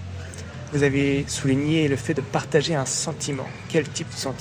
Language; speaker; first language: French; native; French